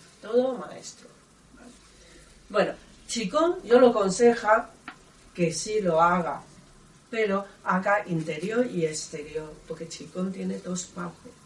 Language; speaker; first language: Spanish; non-native, learner; Chinese